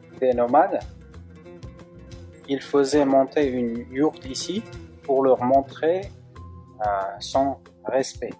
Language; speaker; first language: French; non-native, fluent; Uzbek